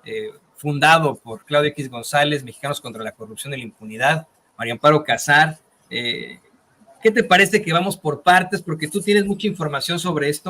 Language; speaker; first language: Spanish; native; Spanish